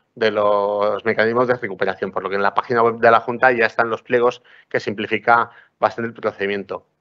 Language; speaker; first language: Spanish; non-native, local second language; Catalan